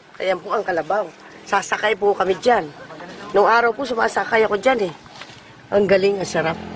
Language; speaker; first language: Filipino; native; Filipino